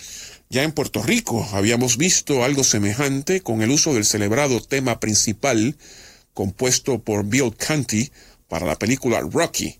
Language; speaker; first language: Spanish; native; Spanish